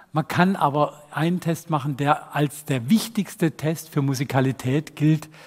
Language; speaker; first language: German; native; German